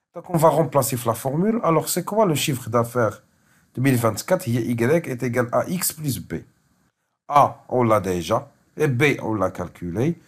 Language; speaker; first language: French; non-native, local second language; Arabic